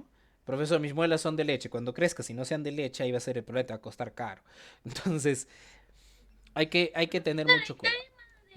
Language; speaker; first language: Spanish; native; Spanish